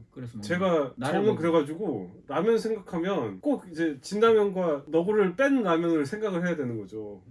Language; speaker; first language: Korean; native; Korean